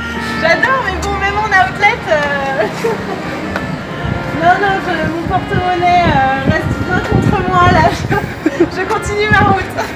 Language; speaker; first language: French; native; French